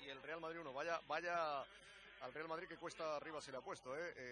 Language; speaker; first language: Spanish; native; Spanish